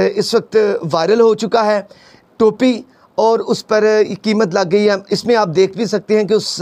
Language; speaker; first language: Urdu; non-native, local second language; Punjabi